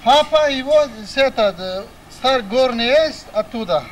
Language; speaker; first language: Russian; non-native, local second language; Tajik